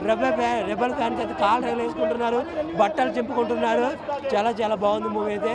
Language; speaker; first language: Telugu; native; Telugu